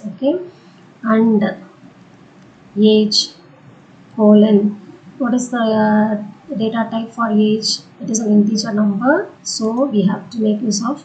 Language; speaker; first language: English; non-native, local second language; Tamil